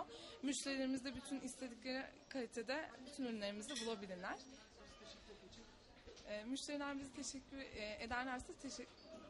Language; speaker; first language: Turkish; native; Turkish